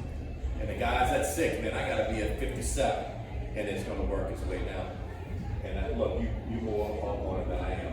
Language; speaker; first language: English; native; English